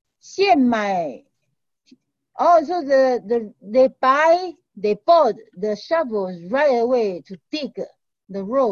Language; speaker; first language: English; non-native, fluent; French